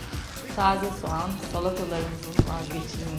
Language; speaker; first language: Turkish; native; Turkish